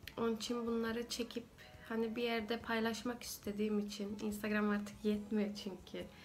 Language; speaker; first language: Turkish; early bilingual, heritage; Turkish